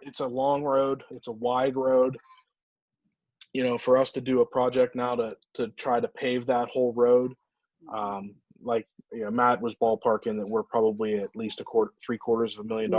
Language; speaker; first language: English; native; English